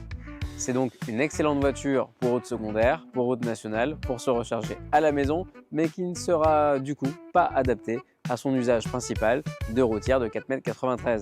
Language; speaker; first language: French; native; French